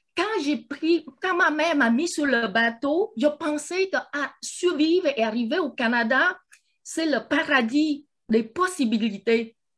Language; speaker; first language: French; non-native, fluent; Vietnamese